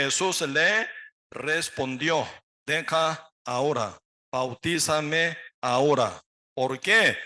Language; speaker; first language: Spanish; non-native, learner; Korean